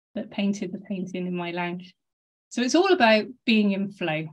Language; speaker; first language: English; native; English